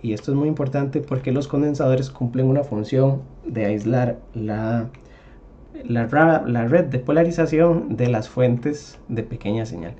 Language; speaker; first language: Spanish; native; Spanish